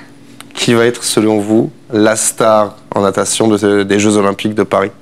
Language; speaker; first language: French; native; French